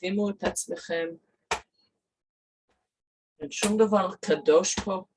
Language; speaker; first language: Hebrew; non-native, fluent; English